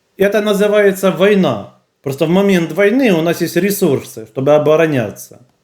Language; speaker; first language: Russian; native; Russian